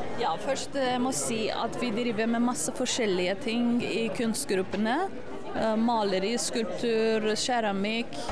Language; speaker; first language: Norwegian; non-native, fluent; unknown